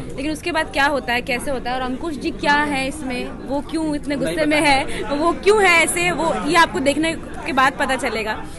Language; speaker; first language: Hindi; native; Hindi